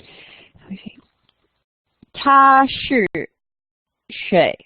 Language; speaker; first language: Chinese; non-native, learner; English